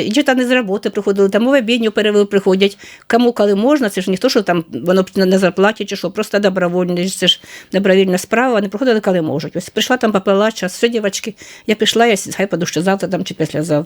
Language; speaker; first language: Ukrainian; native; Ukrainian